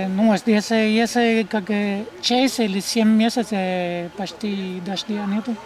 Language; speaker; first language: Russian; non-native, learner; Spanish